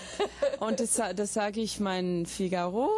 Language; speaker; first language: German; non-native, fluent; English